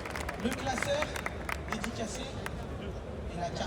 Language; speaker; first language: French; native; French